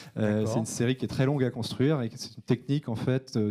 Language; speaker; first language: French; native; French